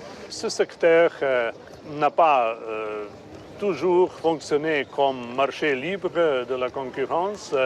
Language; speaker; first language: French; non-native, fluent; Slovenian